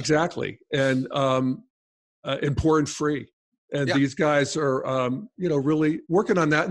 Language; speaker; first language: English; native; English